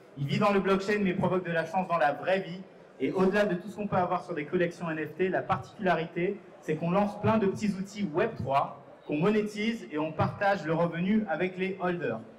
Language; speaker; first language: French; native; French